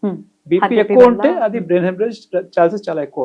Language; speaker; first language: Telugu; non-native, fluent; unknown